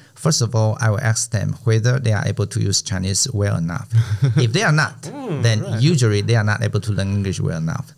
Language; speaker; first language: English; non-native, fluent; Chinese